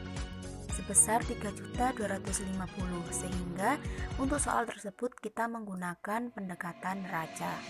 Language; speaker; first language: Indonesian; native; Indonesian